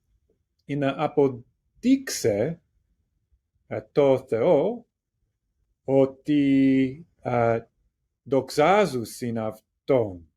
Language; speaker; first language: Greek; non-native, learner; English